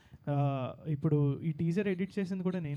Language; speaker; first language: Telugu; native; Telugu